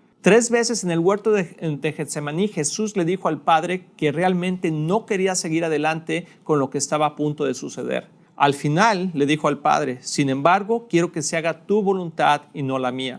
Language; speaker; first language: Spanish; native; Spanish